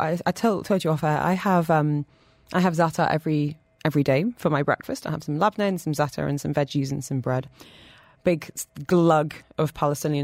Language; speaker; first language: English; native; English